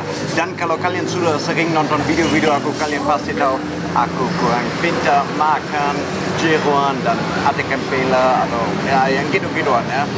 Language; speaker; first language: Indonesian; non-native, fluent; German